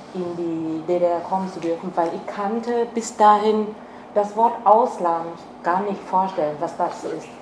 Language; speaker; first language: German; non-native, fluent; Vietnamese